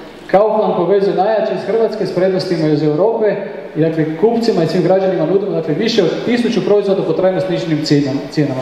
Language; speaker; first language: Croatian; native; Croatian